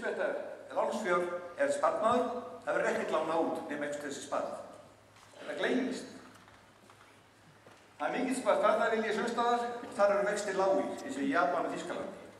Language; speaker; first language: Icelandic; native; Icelandic